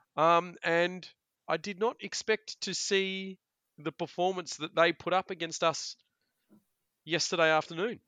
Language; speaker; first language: English; early bilingual, other home language; Italian